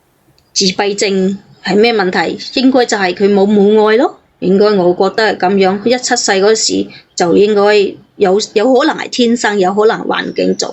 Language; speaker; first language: Cantonese; native; Cantonese